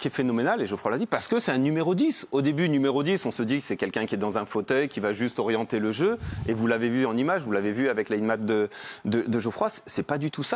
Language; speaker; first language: French; native; French